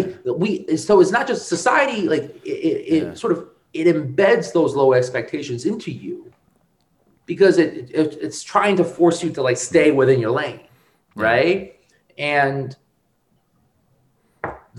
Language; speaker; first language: English; native; English